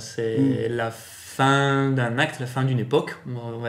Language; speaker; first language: French; native; French